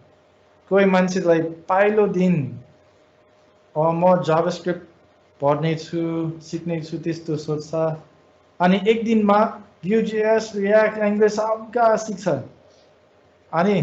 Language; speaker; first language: Nepali; non-native, fluent; English